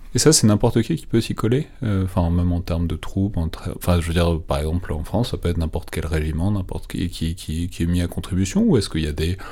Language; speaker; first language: French; native; French